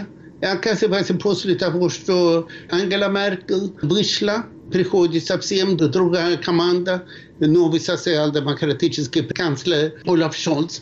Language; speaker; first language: Russian; non-native, fluent; Swedish